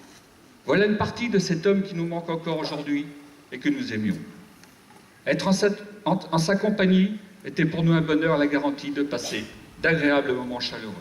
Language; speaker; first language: French; native; French